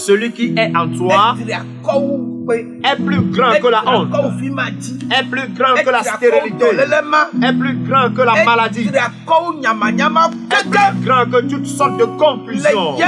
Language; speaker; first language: French; non-native, local second language; Ewe